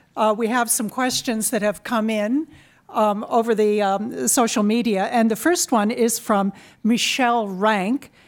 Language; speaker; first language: English; native; English